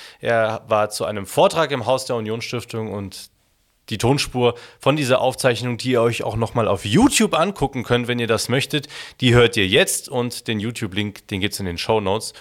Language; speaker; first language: German; native; German